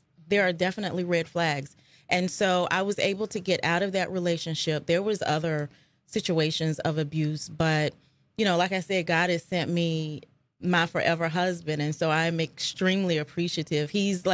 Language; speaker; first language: English; native; English